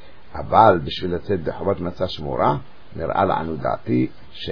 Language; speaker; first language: Hebrew; native; Hebrew